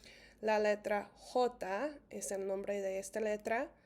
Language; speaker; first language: Spanish; non-native, fluent; English